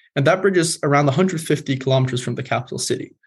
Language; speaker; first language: English; non-native, fluent; Polish